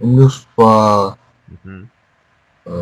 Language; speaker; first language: Korean; non-native, learner; Chinese